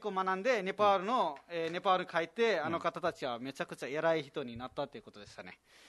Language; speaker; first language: Japanese; non-native, fluent; Nepali